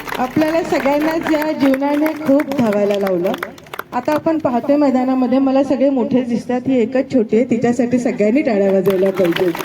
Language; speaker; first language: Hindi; non-native, local second language; Marathi